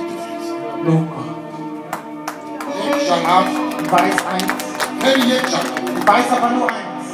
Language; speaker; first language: German; non-native, learner; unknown